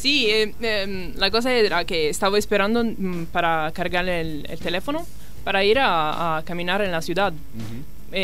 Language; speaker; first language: Spanish; non-native, learner; Italian